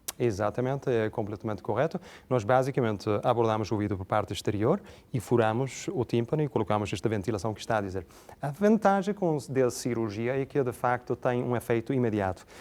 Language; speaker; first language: Portuguese; non-native, fluent; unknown